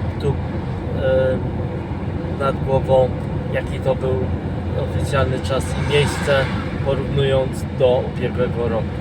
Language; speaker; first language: Polish; non-native, fluent; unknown